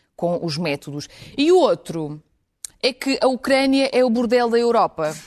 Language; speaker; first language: Portuguese; non-native, fluent; Ukrainian